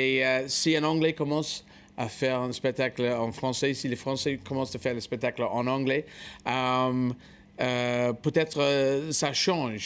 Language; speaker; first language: French; non-native, fluent; English